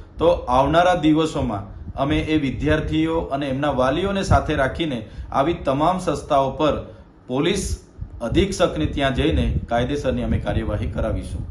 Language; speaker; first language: Gujarati; non-native, local second language; Vasavi